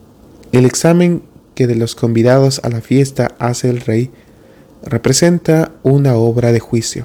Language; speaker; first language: Spanish; native; Spanish